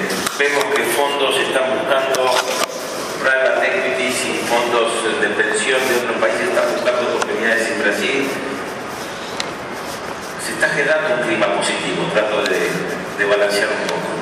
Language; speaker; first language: Spanish; native; Spanish